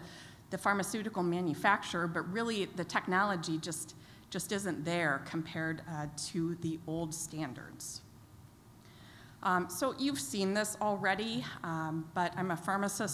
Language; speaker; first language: English; native; English